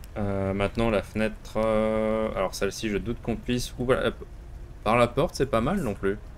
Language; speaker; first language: French; native; French